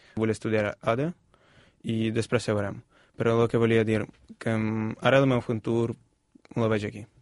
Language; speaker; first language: Catalan; non-native, fluent; Ukrainian